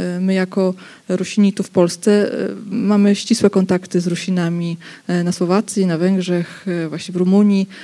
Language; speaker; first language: Polish; non-native, local second language; Rusyn